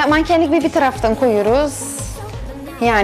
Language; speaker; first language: Turkish; non-native, fluent; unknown